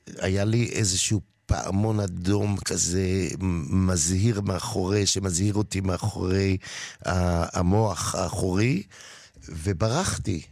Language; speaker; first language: Hebrew; native; Hebrew